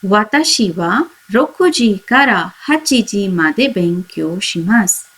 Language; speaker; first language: Japanese; non-native, fluent; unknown